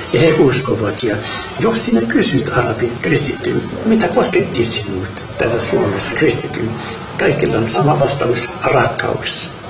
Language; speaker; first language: Finnish; non-native, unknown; Arabic